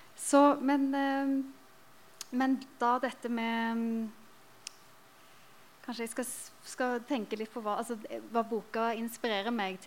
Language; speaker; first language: Norwegian; native; Norwegian